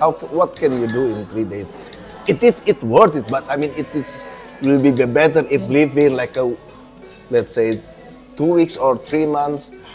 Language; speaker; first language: English; non-native, fluent; Indonesian